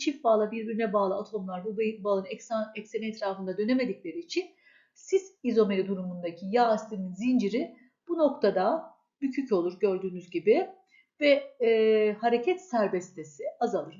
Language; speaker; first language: Turkish; native; Turkish